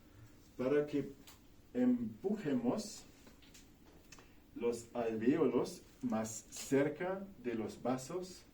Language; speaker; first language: Spanish; non-native, fluent; German